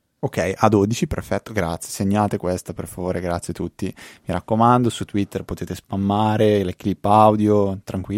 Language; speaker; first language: Italian; native; Italian